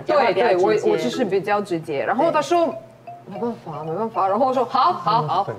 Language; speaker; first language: Chinese; non-native, fluent; Ukrainian